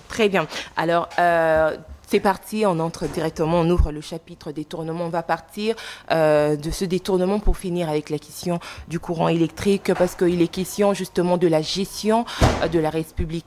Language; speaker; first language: French; non-native, local second language; Lingala